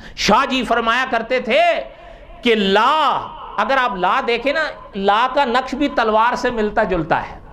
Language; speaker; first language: Urdu; non-native, local second language; Punjabi